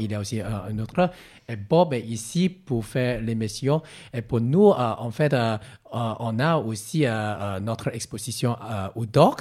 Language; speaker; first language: French; non-native, learner; Cantonese